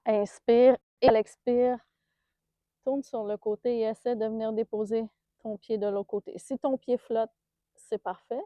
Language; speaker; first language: French; native; French